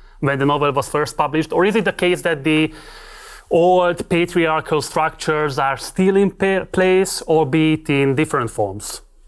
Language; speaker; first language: English; non-native, fluent; Hungarian